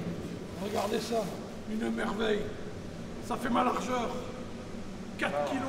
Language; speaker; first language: French; native; French